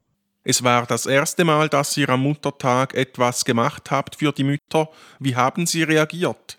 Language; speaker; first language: German; native; German